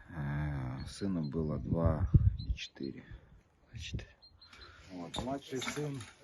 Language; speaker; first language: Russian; native; Russian